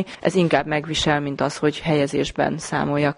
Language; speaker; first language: Hungarian; native; Hungarian